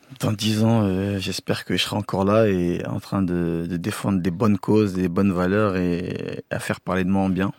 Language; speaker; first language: French; early bilingual, other home language; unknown